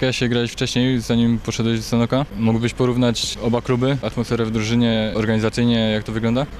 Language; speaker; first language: Polish; native; Polish